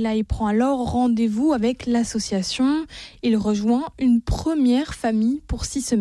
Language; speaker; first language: French; native; French